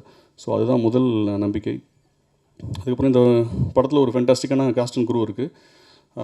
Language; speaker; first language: Tamil; native; Tamil